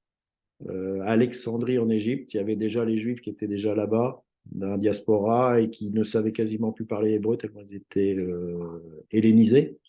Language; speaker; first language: French; native; French